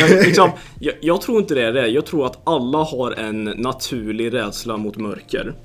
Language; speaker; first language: Swedish; native; Swedish